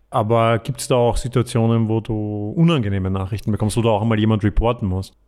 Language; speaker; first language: German; native; German